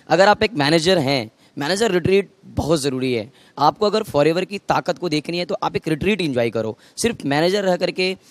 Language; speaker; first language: Hindi; native; Hindi